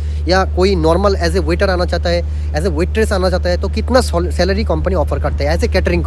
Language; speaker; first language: Hindi; non-native, local second language; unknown